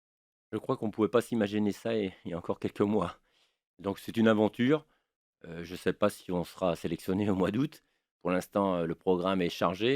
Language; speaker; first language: French; native; French